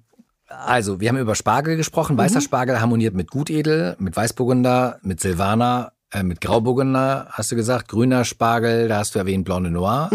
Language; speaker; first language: German; native; German